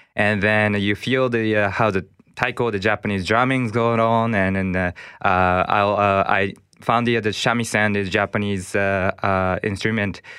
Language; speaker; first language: English; non-native, learner; Japanese